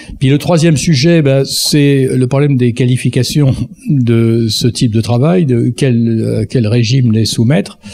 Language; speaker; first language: French; native; French